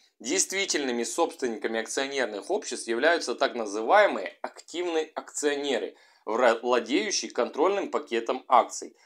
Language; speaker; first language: Russian; native; Russian